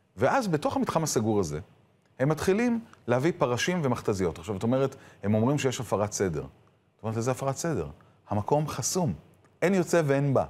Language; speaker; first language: Hebrew; native; Hebrew